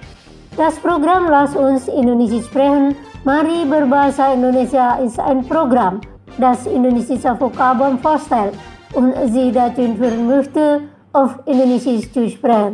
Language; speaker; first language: German; non-native, fluent; Indonesian